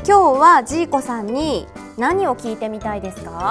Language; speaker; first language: Japanese; native; Japanese